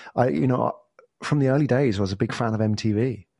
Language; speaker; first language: English; native; English